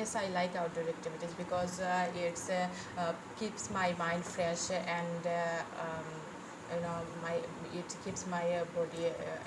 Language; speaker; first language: English; non-native, fluent; Bangla